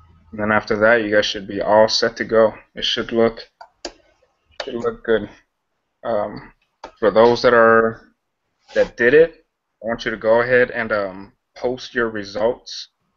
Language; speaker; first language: English; early bilingual, other home language; Spanish